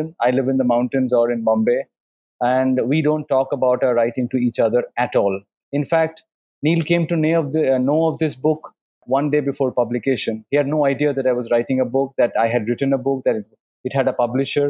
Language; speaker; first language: English; non-native, local second language; Bangla